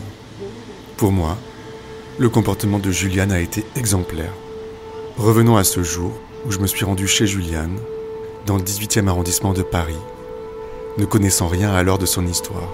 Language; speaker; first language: French; native; French